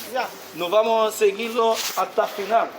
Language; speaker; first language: Spanish; non-native, learner; Haitian Creole